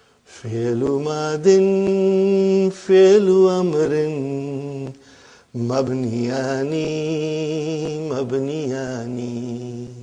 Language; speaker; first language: Arabic; non-native, fluent; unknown